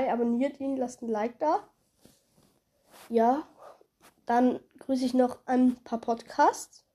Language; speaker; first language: German; native; German